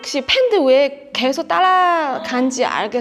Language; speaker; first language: Korean; non-native, fluent; Chinese